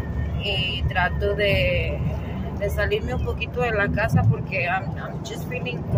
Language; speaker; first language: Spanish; early bilingual, heritage; Spanish